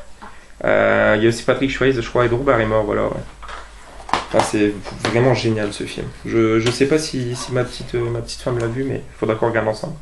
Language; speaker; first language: French; native; French